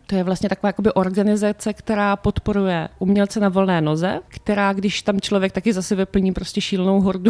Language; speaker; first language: Czech; native; Czech